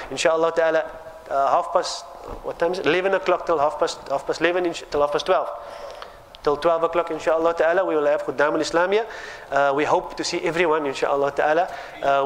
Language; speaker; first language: English; native; English